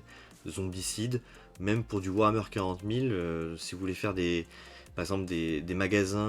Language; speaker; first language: French; native; French